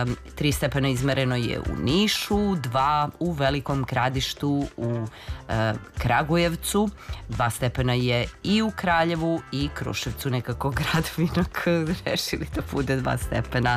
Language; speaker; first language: Serbian; native; Serbian